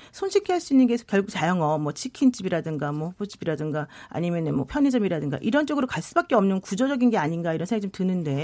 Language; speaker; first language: Korean; native; Korean